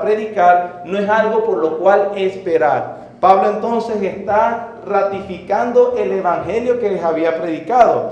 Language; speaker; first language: Spanish; native; Spanish